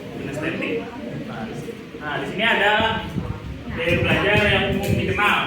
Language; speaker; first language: Malay; native; Malay